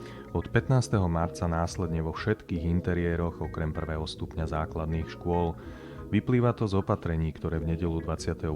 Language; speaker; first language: Slovak; native; Slovak